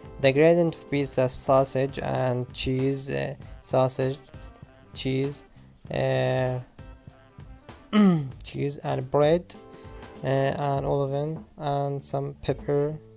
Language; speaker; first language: English; non-native, learner; Arabic